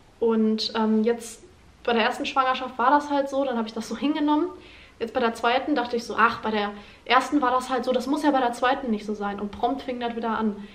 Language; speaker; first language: German; native; German